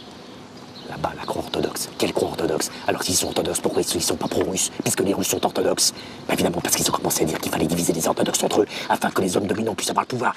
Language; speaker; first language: French; native; French